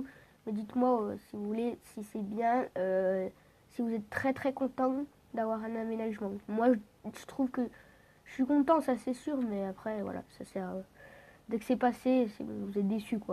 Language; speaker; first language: French; native; French